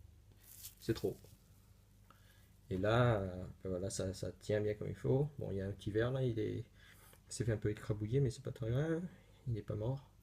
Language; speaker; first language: French; native; French